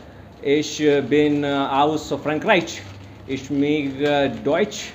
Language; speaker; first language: German; non-native, learner; Hindi